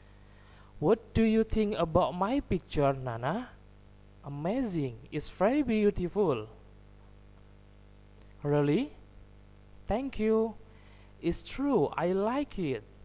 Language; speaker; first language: English; non-native, learner; Indonesian